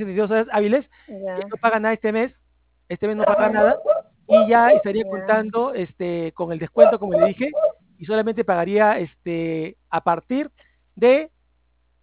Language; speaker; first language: Spanish; native; Spanish